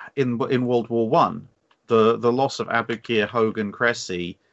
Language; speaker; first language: English; native; English